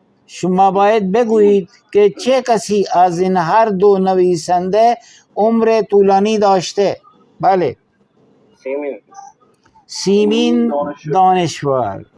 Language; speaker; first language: Persian; non-native, fluent; Urdu